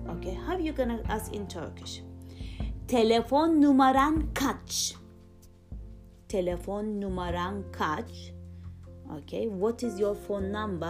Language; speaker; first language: English; non-native, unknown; Turkish